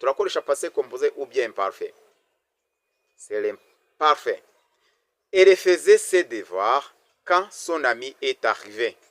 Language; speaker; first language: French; non-native, local second language; Kinyarwanda